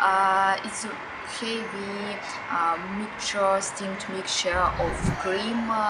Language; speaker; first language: English; non-native, learner; Russian